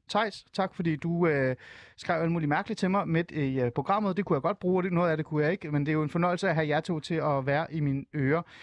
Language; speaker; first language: Danish; early bilingual, other home language; Persian